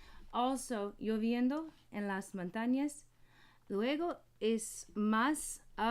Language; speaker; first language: Spanish; non-native, learner; English